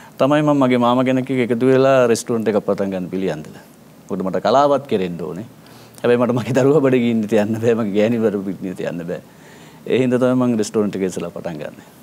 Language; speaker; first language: Sinhala; native; Sinhala